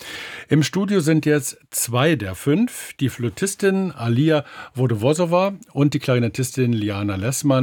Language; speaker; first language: German; native; German